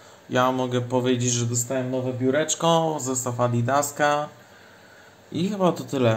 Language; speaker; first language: Polish; native; Polish